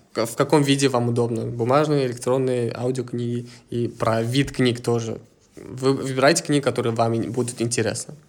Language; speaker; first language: Russian; non-native, local second language; Uzbek